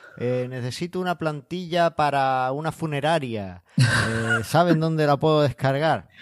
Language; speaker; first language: Spanish; native; Spanish